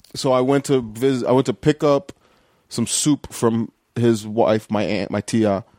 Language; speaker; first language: English; native; English